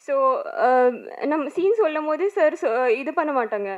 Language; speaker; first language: Tamil; non-native, learner; Bangla